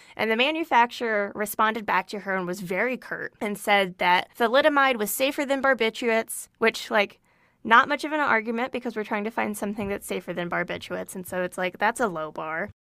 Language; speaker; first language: English; native; English